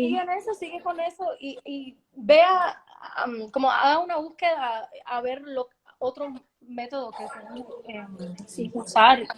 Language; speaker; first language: Spanish; early bilingual, heritage; English